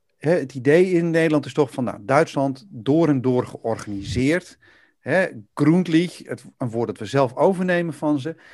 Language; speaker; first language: Dutch; native; Dutch